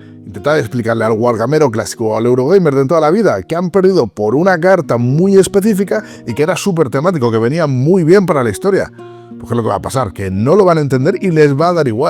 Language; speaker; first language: Spanish; native; Spanish